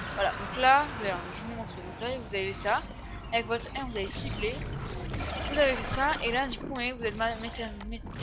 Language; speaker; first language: French; native; French